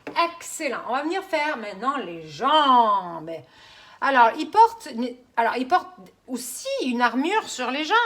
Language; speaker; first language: French; native; French